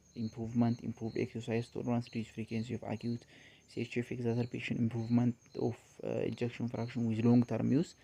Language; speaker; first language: English; non-native, local second language; Amharic